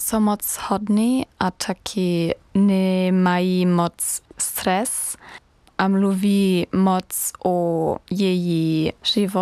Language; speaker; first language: Czech; non-native, learner; German